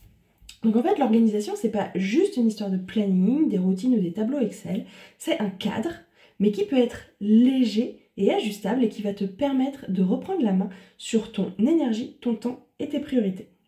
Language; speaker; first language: French; native; French